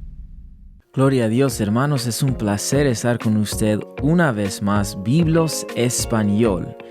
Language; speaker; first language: Spanish; early bilingual, heritage; English